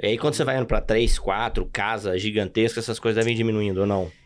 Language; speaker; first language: Portuguese; native; Portuguese